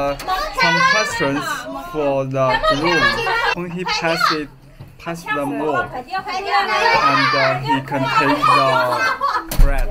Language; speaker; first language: English; non-native, local second language; Chinese